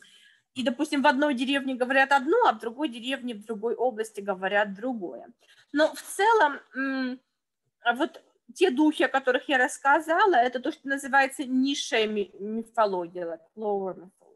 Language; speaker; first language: Russian; native; Russian